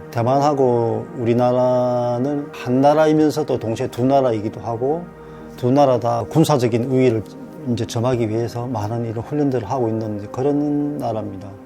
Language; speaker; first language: Korean; native; Korean